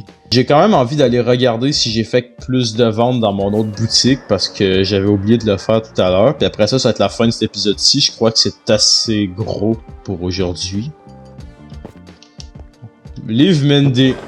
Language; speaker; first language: French; native; French